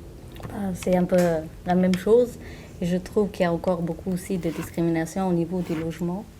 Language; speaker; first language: French; non-native, fluent; Portuguese